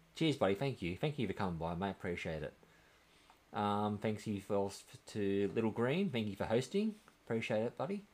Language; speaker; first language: English; native; English